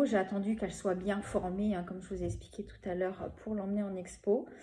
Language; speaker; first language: French; native; French